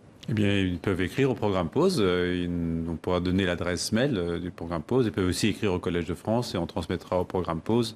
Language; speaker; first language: French; native; French